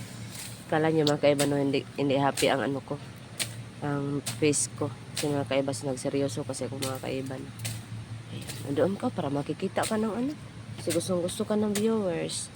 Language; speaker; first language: Filipino; non-native, local second language; Cebuano